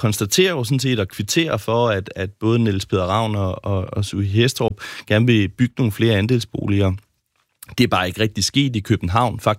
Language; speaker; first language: Danish; native; Danish